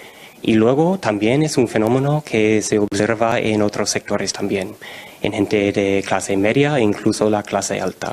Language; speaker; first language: Spanish; non-native, fluent; English